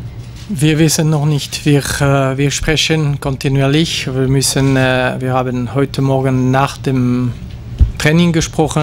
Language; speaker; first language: German; non-native, local second language; French